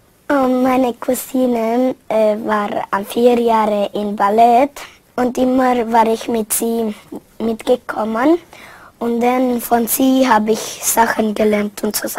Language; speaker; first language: German; early bilingual, other home language; Spanish